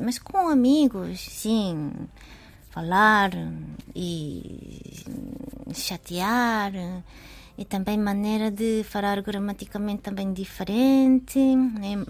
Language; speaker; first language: Portuguese; non-native, learner; Japanese